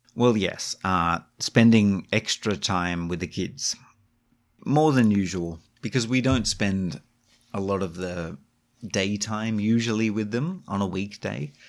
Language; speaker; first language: English; native; English